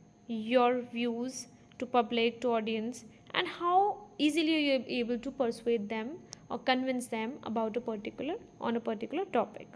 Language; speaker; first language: English; non-native, fluent; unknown